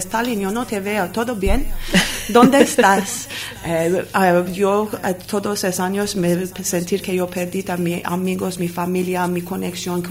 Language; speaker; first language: Spanish; non-native, learner; Armenian